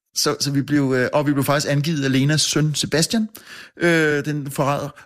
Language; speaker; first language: Danish; native; Danish